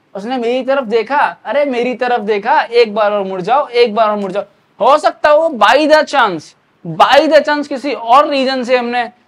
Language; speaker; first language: Hindi; native; Hindi